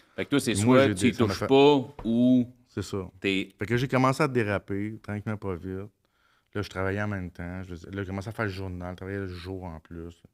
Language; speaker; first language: French; native; French